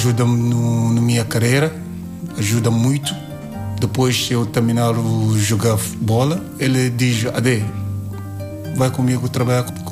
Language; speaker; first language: Portuguese; non-native, learner; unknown